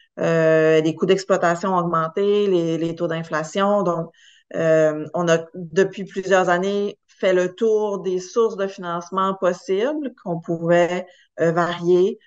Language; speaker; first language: French; native; French